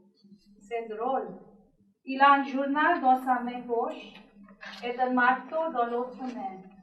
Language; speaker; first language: French; non-native, learner; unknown